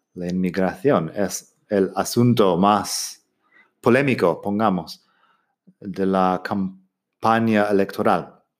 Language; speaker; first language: Spanish; non-native, fluent; English